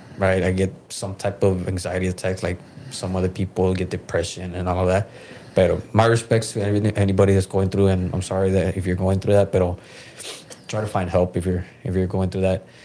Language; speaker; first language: English; early bilingual, other home language; Spanish